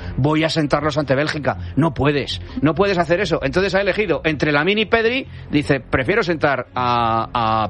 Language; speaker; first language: Spanish; native; Spanish